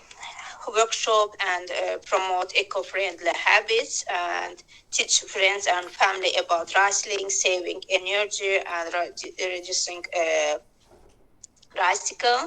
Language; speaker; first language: English; non-native, learner; Azerbaijani